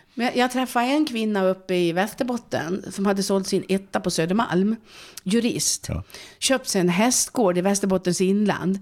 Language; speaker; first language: Swedish; native; Swedish